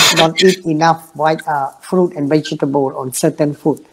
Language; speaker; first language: English; non-native, learner; Khmer